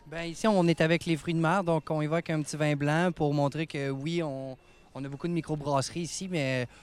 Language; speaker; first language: French; native; French